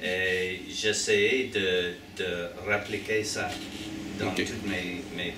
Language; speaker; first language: French; non-native, learner; English